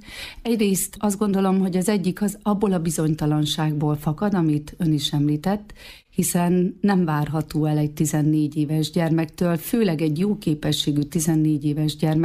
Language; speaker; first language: Hungarian; native; Hungarian